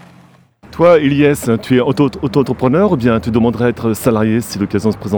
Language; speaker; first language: French; native; French